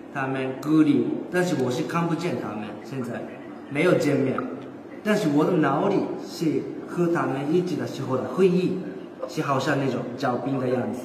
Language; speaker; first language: Chinese; non-native, learner; Japanese